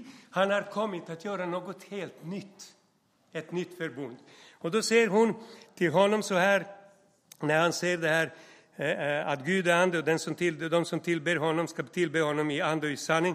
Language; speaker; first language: Swedish; non-native, fluent; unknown